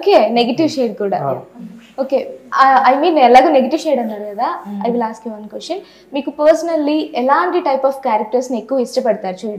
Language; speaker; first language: Telugu; native; Telugu